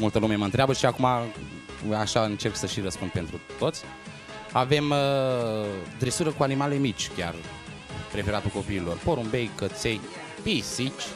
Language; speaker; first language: Romanian; native; Romanian